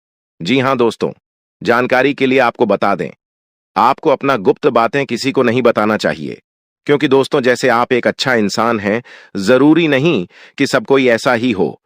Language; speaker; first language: Hindi; non-native, local second language; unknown